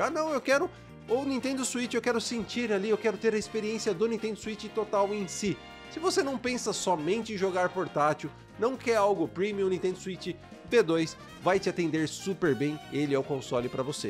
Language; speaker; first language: Portuguese; native; Portuguese